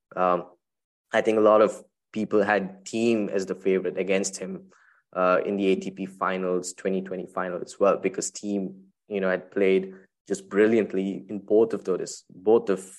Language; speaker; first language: English; non-native, local second language; Tamil